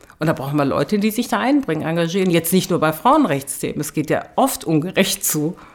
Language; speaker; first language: German; early bilingual, other home language; Turkish